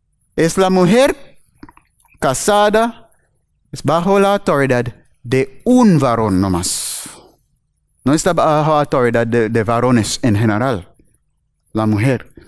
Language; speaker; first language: Spanish; non-native, fluent; English